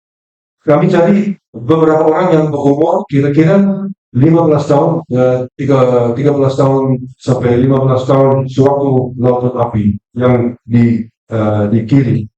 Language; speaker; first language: Indonesian; non-native, fluent; Dutch